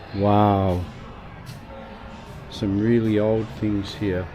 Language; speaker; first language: English; native; English